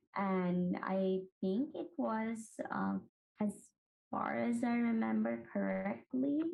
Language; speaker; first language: English; non-native, local second language; Urdu